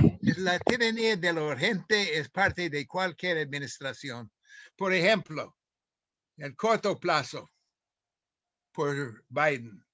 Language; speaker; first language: Spanish; non-native, fluent; English